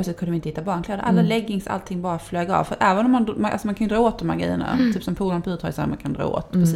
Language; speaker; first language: Swedish; native; Swedish